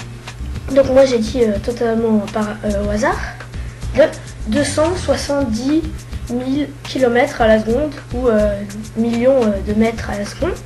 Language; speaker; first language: French; native; French